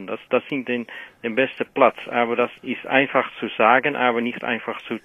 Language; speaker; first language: German; non-native, learner; Dutch